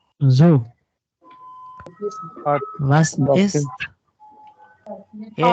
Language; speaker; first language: German; non-native, fluent; Urdu